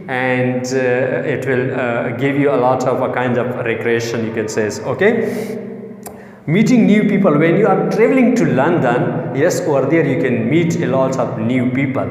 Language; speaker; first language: English; non-native, local second language; Urdu